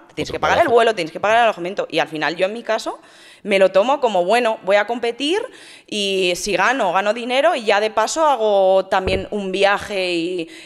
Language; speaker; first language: Spanish; native; Spanish